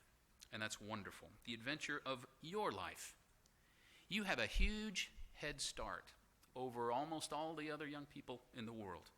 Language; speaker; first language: English; native; English